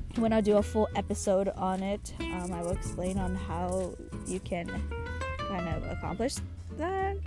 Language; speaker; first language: English; early bilingual, other home language; Japanese